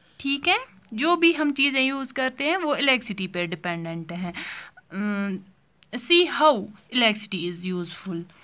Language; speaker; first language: Hindi; non-native, local second language; Kashmiri